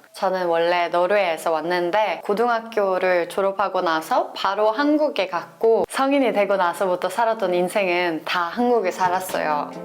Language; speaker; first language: Korean; non-native, fluent; Norwegian